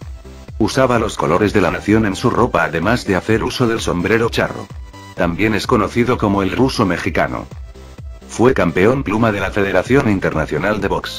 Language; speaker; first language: Spanish; native; Spanish